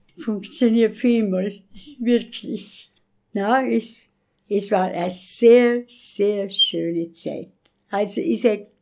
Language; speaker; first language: German; native; German